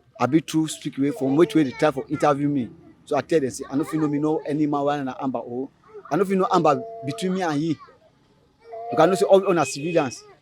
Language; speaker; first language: Nigerian Pidgin; native; Nigerian Pidgin